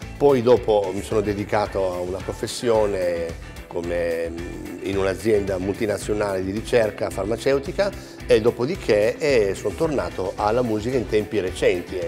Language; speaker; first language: Italian; early bilingual, heritage; Italian